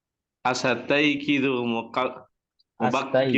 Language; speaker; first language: Arabic; non-native, learner; Indonesian